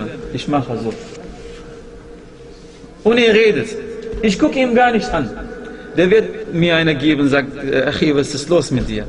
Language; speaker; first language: German; non-native, fluent; Arabic